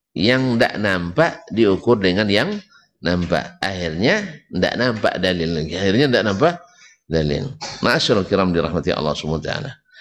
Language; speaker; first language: Malay; native; Malay